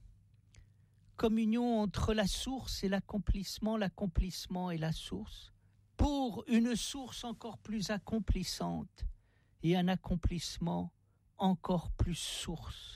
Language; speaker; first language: French; native; French